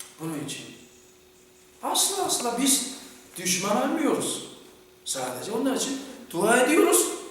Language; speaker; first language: Turkish; non-native, fluent; Korean